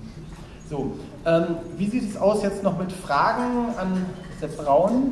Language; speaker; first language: German; native; German